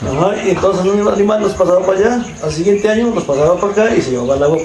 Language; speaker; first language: Spanish; native; Spanish